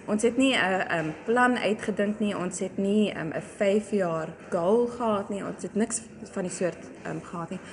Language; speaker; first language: Afrikaans; non-native, local second language; English